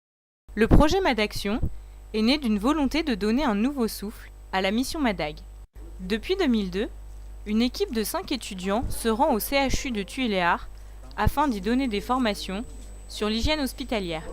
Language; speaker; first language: French; native; French